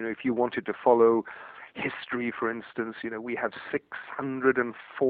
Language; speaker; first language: English; non-native, local second language; Welsh